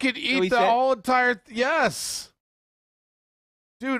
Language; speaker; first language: English; native; English